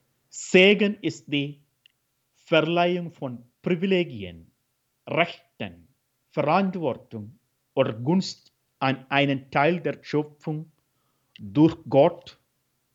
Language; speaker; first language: German; non-native, fluent; Malayalam